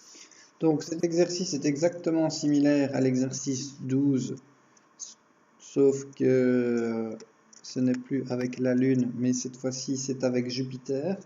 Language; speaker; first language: French; native; French